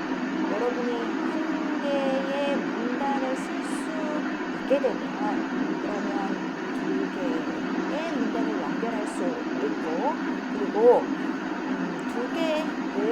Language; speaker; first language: Korean; native; Korean